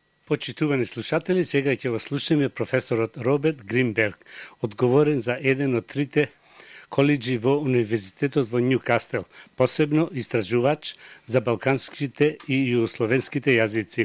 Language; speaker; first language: Macedonian; native; Macedonian